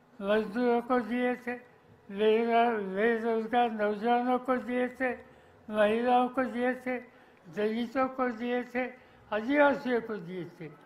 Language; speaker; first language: Hindi; non-native, local second language; Marathi